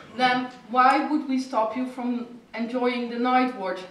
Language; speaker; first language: English; non-native, fluent; Dutch